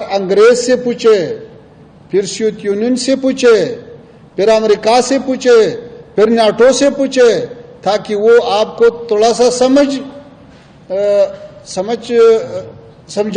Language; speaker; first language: Urdu; non-native, fluent; Pashto